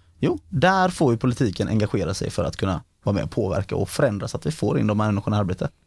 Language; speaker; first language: Swedish; native; Swedish